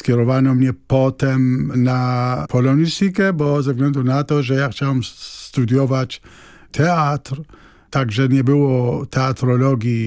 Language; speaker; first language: Polish; non-native, fluent; Arabic